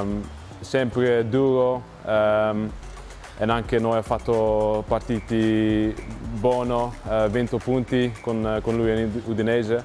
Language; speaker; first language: Italian; non-native, learner; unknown